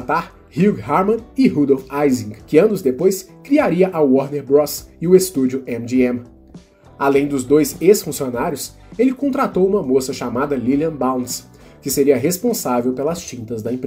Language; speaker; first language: Portuguese; native; Portuguese